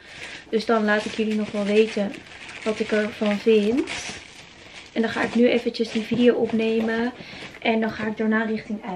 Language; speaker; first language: Dutch; native; Dutch